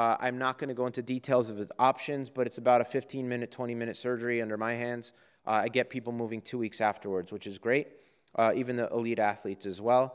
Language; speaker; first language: English; native; English